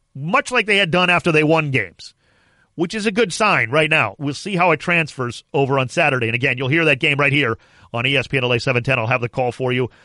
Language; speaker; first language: English; native; English